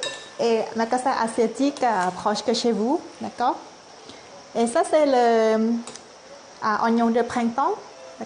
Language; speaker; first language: French; non-native, learner; Thai